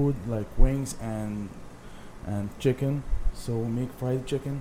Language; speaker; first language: English; non-native, learner; Arabic